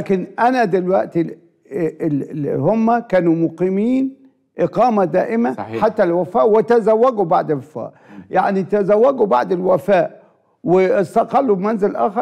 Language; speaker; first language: Arabic; native; Arabic